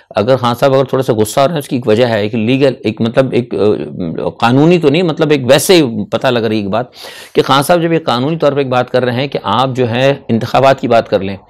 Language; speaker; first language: Urdu; native; Urdu